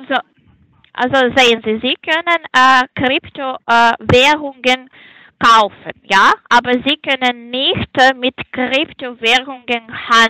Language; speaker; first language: German; non-native, fluent; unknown